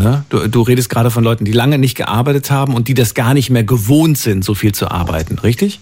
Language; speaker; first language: German; native; German